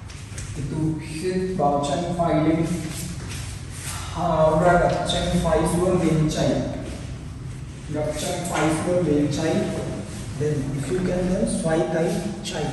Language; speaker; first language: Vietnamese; non-native, learner; Hindi